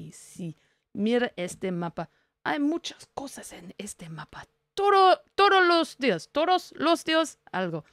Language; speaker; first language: Spanish; non-native, learner; English